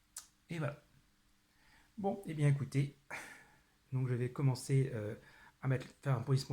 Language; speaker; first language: French; native; French